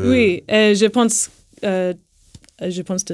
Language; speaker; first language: French; non-native, learner; English